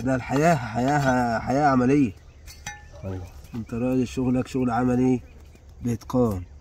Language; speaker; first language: Arabic; native; Arabic